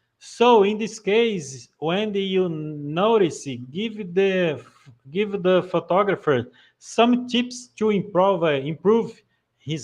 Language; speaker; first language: English; non-native, fluent; Portuguese